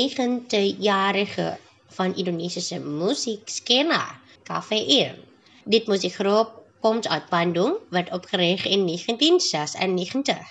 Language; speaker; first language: Dutch; non-native, local second language; Indonesian